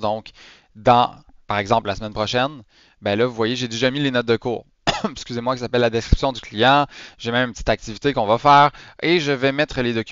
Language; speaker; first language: French; native; French